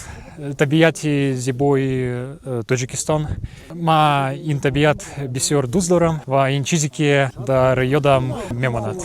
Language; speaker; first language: Tajik; non-native, fluent; Russian